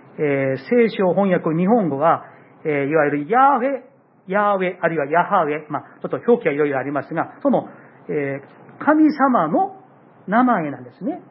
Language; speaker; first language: Japanese; non-native, fluent; Korean